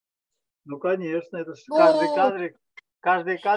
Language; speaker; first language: Russian; native; Russian